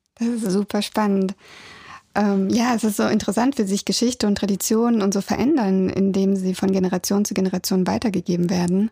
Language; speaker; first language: German; early bilingual, other home language; Russian